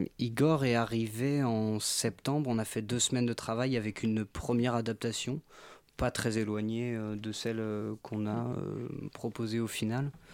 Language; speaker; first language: French; native; French